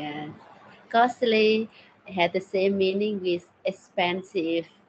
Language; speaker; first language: English; non-native, learner; Thai